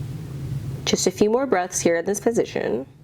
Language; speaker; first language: English; native; English